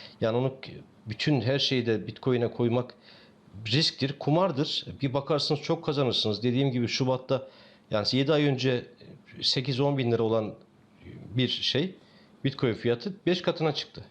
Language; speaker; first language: Turkish; native; Turkish